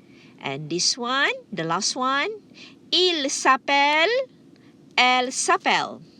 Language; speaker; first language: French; non-native, fluent; Malay